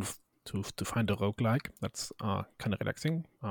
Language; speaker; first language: English; non-native, fluent; German